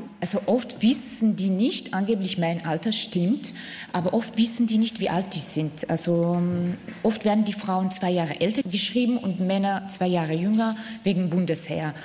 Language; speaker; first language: German; non-native, fluent; Central Kurdish